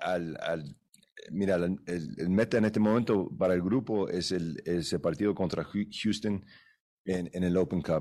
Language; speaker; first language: Spanish; early bilingual, heritage; English